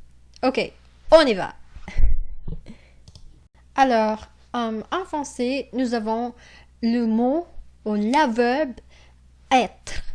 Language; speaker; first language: French; non-native, fluent; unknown